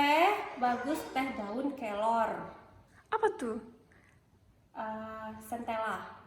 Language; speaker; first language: Indonesian; native; Indonesian